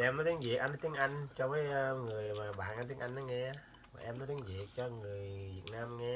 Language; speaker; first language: Vietnamese; early bilingual, heritage; Vietnamese